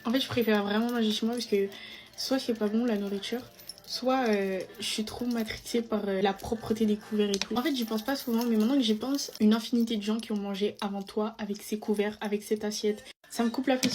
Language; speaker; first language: French; native; French